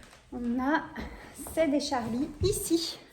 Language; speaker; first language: French; native; French